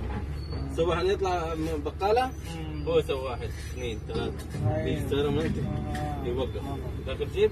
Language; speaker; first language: Arabic; non-native, learner; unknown